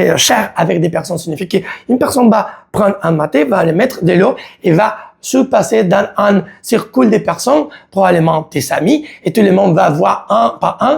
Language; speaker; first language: French; non-native, learner; Spanish